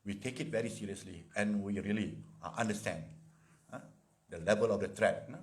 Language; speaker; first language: English; non-native, local second language; Malay